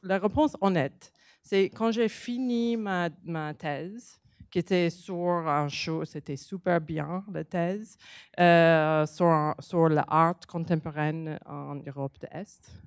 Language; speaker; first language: French; non-native, learner; English